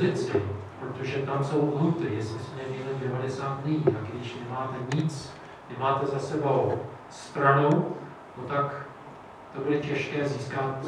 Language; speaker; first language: Czech; non-native, fluent; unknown